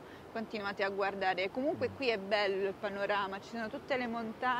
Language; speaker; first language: Italian; native; Italian